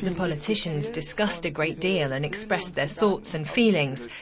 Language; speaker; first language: English; non-native, fluent; Turkish